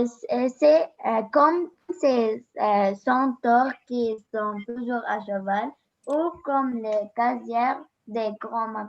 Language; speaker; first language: French; non-native, learner; Arabic